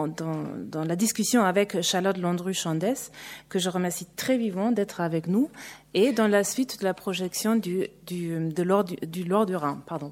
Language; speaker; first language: French; native; French